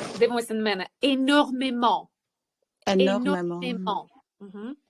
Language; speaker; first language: French; non-native, fluent; Ukrainian